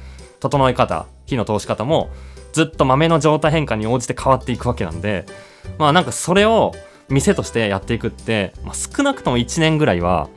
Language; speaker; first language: Japanese; native; Japanese